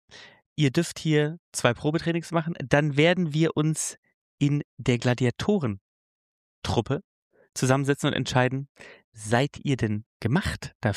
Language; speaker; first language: German; native; German